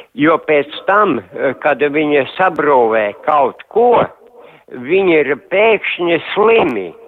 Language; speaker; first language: Latvian; non-native, local second language; Russian